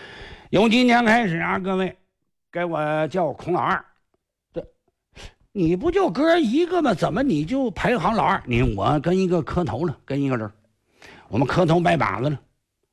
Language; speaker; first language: Chinese; native; Chinese